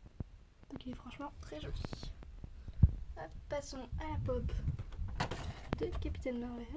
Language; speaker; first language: French; native; French